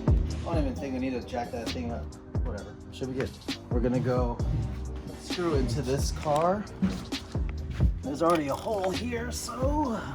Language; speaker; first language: English; native; English